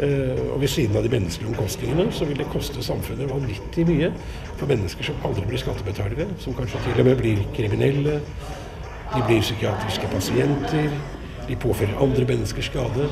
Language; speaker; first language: Norwegian; native; Norwegian